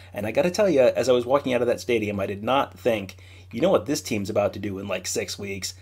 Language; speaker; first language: English; native; English